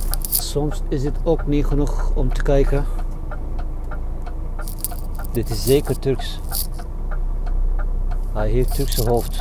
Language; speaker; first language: Dutch; non-native, fluent; Turkish